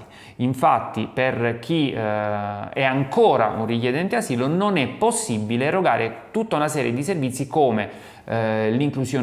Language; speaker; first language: Italian; native; Italian